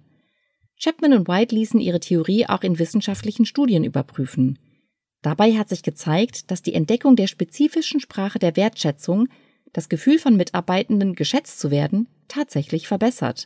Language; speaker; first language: German; native; German